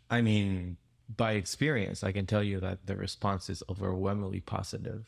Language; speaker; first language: English; non-native, fluent; Spanish